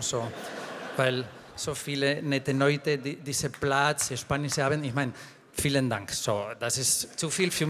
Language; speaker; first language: German; non-native, fluent; Spanish